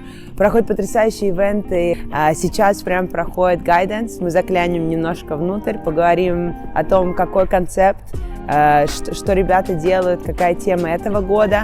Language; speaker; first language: Russian; native; Russian